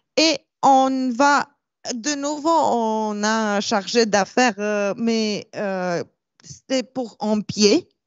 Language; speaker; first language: French; non-native, fluent; Romanian